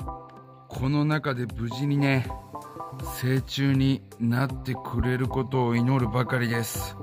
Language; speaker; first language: Japanese; native; Japanese